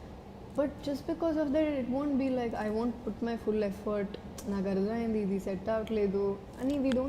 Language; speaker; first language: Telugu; non-native, fluent; Malayalam